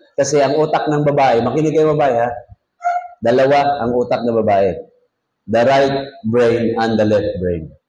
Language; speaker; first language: Filipino; non-native, local second language; Cebuano